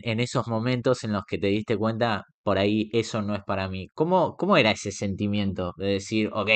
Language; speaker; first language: Spanish; native; Spanish